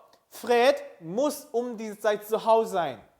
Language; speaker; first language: German; non-native, fluent; Korean